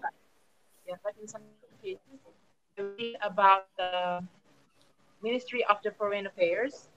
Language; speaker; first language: English; non-native, learner; Indonesian